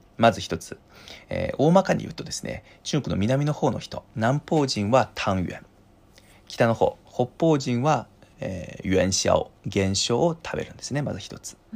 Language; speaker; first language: Japanese; non-native, fluent; Chinese